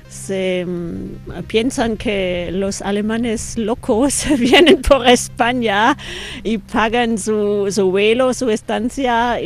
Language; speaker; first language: Spanish; non-native, fluent; German